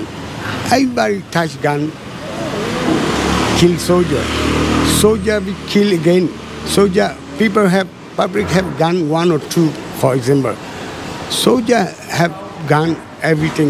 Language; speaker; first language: English; non-native, learner; Burmese